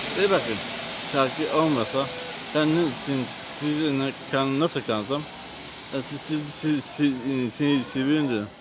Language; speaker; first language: Turkish; non-native, learner; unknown